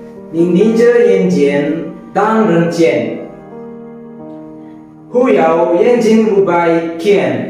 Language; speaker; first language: Chinese; non-native, learner; Indonesian